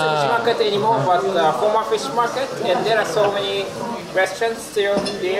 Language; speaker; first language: English; non-native, learner; Japanese